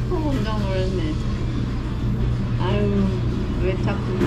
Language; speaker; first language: Korean; non-native, fluent; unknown